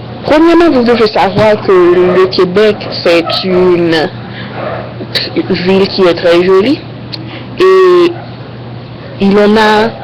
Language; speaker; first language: French; non-native, learner; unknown